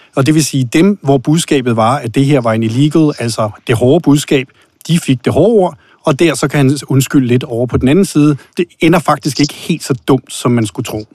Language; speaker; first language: Danish; native; Danish